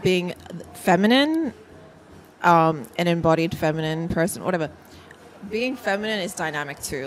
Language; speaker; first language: English; native; English